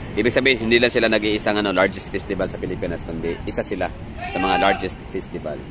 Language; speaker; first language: Filipino; non-native, local second language; Cebuano